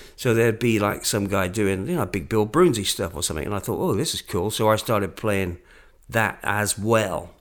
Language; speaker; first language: English; native; English